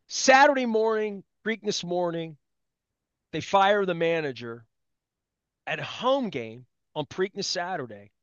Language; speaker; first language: English; native; English